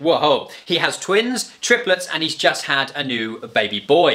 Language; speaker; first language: English; native; English